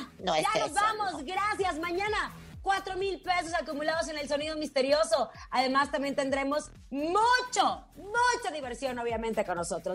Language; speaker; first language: Spanish; native; Spanish